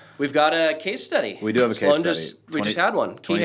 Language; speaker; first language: English; native; English